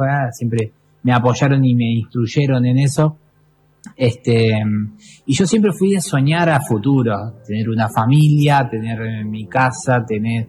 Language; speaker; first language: Spanish; native; Spanish